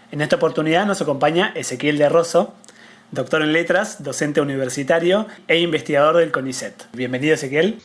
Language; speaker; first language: Spanish; native; Spanish